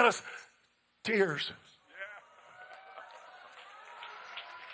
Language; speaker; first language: English; native; English